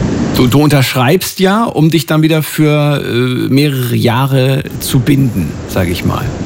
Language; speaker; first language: German; native; German